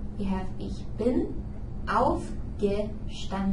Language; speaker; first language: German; non-native, fluent; English